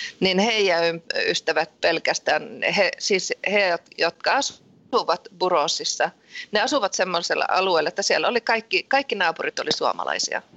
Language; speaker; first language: Finnish; early bilingual, heritage; Finnish